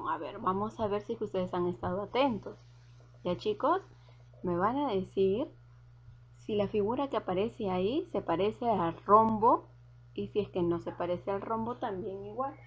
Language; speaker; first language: Spanish; native; Spanish